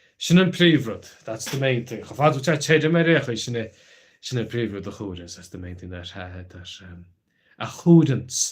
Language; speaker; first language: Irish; non-native, local second language; English